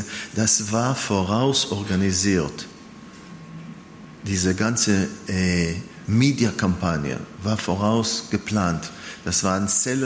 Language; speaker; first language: German; non-native, fluent; Hebrew